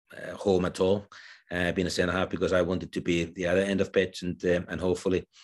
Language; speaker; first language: English; non-native, fluent; Finnish